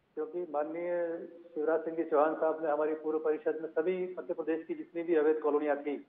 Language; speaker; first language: Hindi; native; Hindi